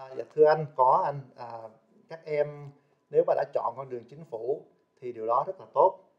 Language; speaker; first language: Vietnamese; early bilingual, heritage; Vietnamese